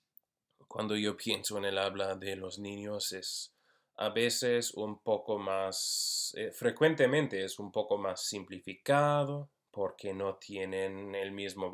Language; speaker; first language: Spanish; non-native, fluent; English